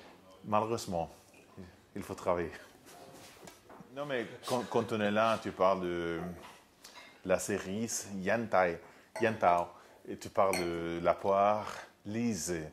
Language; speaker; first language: French; non-native, fluent; Swedish